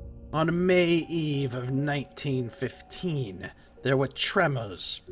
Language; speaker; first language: English; native; English